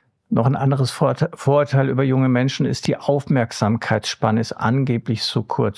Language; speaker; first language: German; native; German